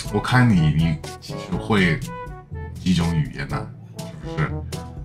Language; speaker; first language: Chinese; non-native, fluent; English